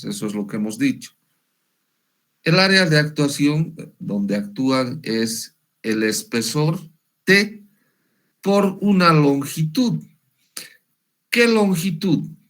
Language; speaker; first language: Spanish; native; Spanish